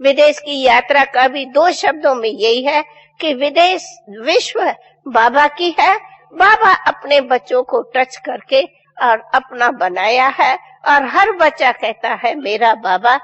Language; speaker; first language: Hindi; non-native, local second language; Sindhi